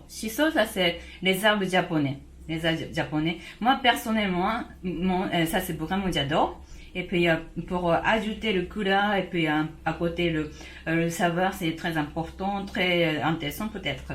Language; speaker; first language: French; non-native, fluent; Japanese